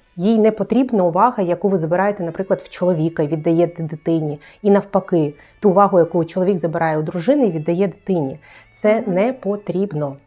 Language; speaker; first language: Ukrainian; native; Ukrainian